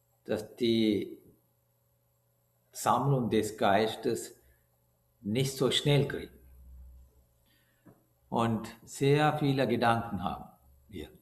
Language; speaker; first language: German; non-native, learner; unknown